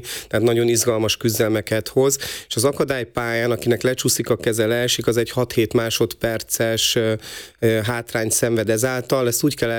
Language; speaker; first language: Hungarian; native; Hungarian